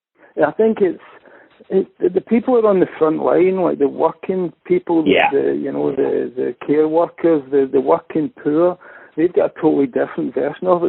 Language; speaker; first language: English; native; English